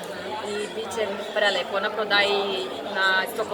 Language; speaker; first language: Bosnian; non-native, learner; Portuguese